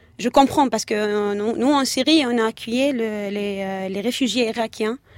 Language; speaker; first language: French; non-native, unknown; Arabic